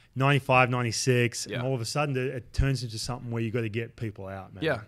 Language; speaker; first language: English; native; English